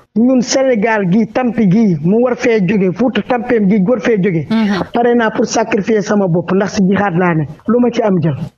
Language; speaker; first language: Wolof; non-native, local second language; Fula